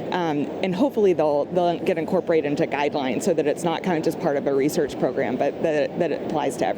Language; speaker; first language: English; native; English